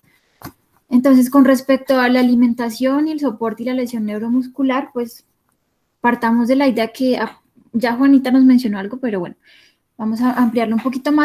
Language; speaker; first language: Spanish; native; Spanish